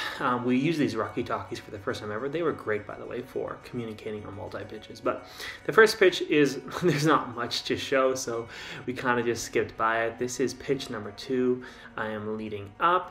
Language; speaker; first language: English; native; English